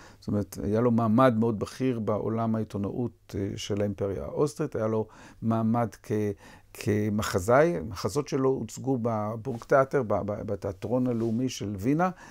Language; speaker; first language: Hebrew; native; Hebrew